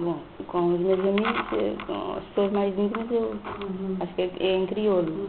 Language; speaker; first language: Portuguese; non-native, local second language; Kabuverdianu